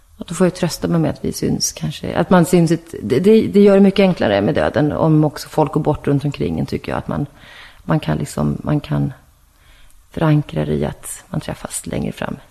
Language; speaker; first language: Swedish; native; Swedish